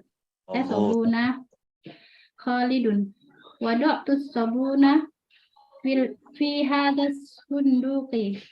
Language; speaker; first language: Arabic; non-native, learner; Indonesian